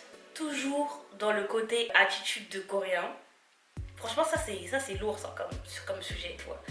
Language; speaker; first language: French; native; French